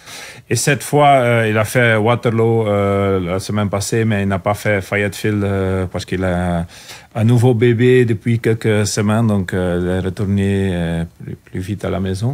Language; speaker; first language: French; non-native, local second language; Dutch